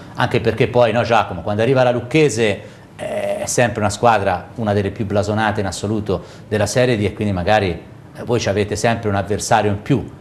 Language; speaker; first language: Italian; native; Italian